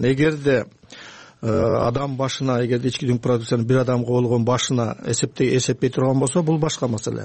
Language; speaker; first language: Kyrgyz; native; Kyrgyz